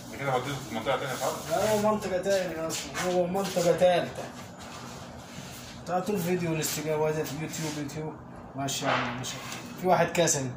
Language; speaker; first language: Arabic; non-native, learner; Filipino